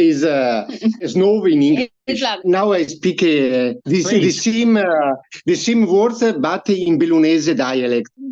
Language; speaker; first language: English; non-native, learner; Italian